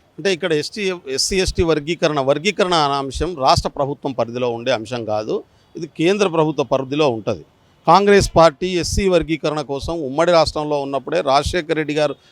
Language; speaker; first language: Telugu; non-native, local second language; Lambadi